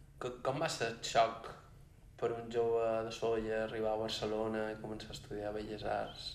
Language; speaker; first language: Catalan; native; Catalan